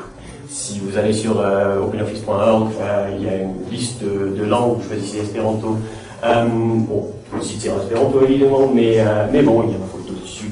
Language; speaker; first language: French; non-native, fluent; English